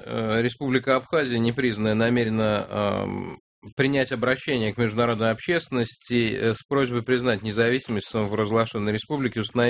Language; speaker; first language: Russian; native; Russian